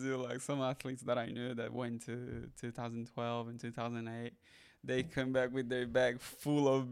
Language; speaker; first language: English; non-native, fluent; Portuguese